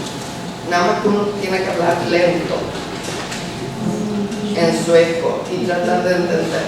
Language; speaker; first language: Spanish; early bilingual, heritage; Spanish